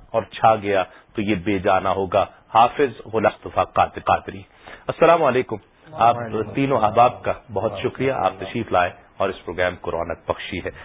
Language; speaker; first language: Urdu; native; Urdu